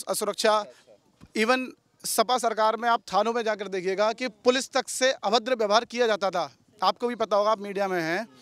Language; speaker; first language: Hindi; native; Hindi